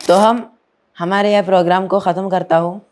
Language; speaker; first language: Hindi; non-native, learner; Malayalam